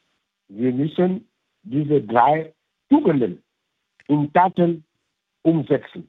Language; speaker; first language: German; non-native, learner; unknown